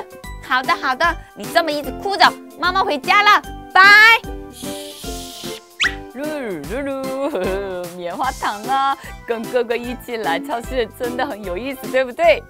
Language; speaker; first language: Chinese; non-native, fluent; Korean